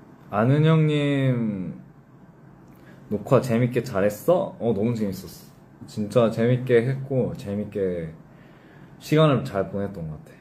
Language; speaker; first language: Korean; early bilingual, heritage; English